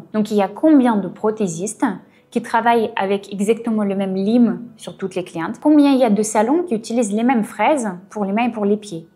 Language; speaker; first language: French; non-native, fluent; Russian